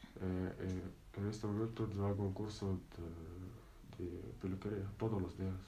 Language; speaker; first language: Spanish; non-native, learner; Arabic